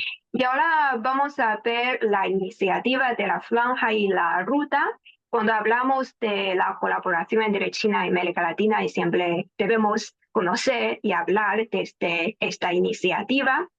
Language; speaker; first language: Spanish; non-native, fluent; Chinese